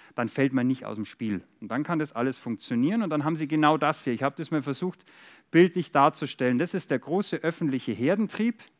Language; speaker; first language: German; native; German